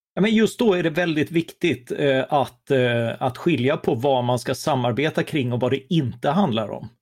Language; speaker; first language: Swedish; native; Swedish